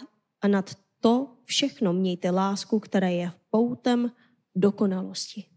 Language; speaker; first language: Czech; non-native, fluent; Korean